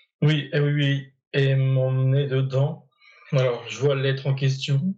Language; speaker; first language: French; native; French